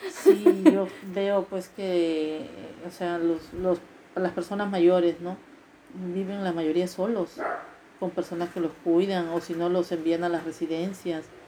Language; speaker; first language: Spanish; native; Spanish